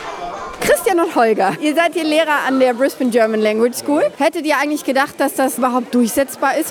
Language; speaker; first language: German; native; German